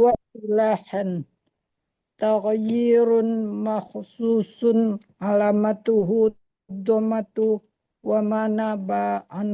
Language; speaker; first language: Arabic; non-native, learner; Indonesian